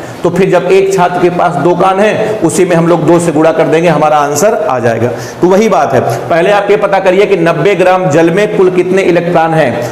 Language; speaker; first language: Hindi; native; Hindi